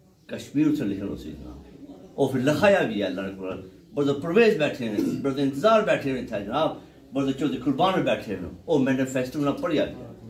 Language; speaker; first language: Urdu; non-native, local second language; Punjabi